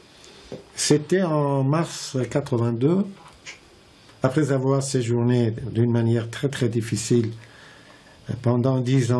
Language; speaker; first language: French; non-native, fluent; Persian